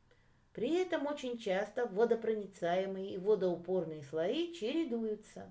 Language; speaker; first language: Russian; native; Russian